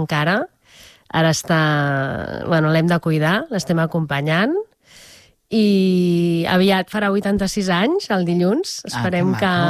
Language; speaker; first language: Catalan; native; Catalan